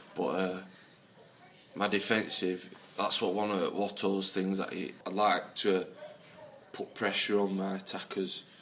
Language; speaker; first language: English; native; English